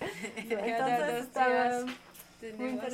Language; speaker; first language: Spanish; non-native, learner; German